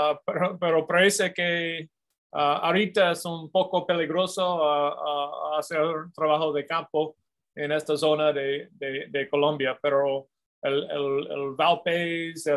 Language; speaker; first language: Spanish; non-native, fluent; English